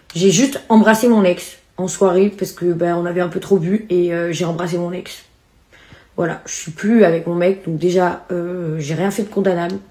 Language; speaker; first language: French; native; French